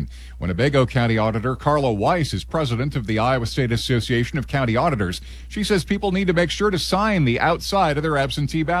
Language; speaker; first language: English; native; English